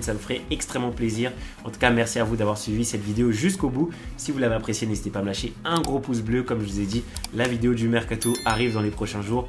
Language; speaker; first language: French; native; French